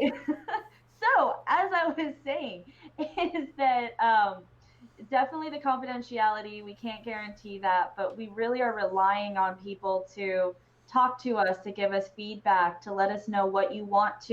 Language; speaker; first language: English; native; English